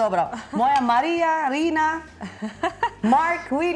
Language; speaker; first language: Macedonian; non-native, learner; Filipino